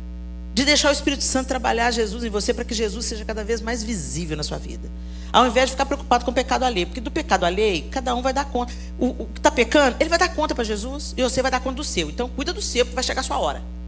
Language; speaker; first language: Portuguese; native; Portuguese